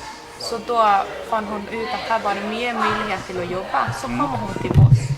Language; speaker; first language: Norwegian; non-native, fluent; Spanish